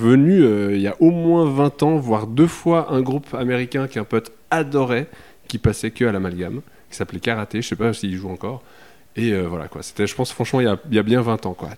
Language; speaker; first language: French; native; French